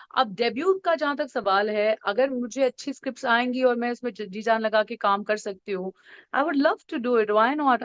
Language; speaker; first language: Hindi; non-native, local second language; Bhojpuri